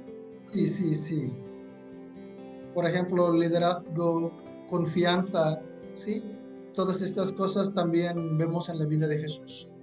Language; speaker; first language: Spanish; non-native, fluent; Tamil